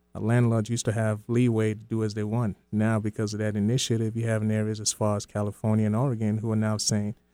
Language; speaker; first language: English; early bilingual, other home language; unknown